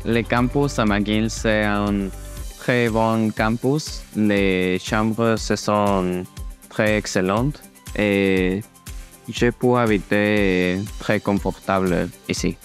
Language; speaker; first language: French; non-native, learner; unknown